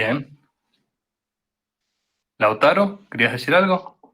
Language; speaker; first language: Spanish; native; Spanish